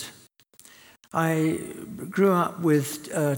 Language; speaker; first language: English; native; English